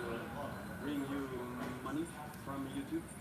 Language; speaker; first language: English; non-native, learner; French